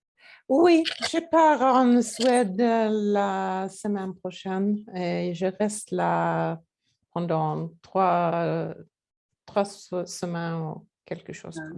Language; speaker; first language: French; non-native, learner; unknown